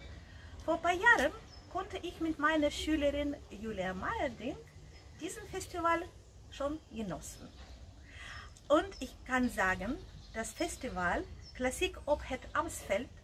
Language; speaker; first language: German; non-native, fluent; Russian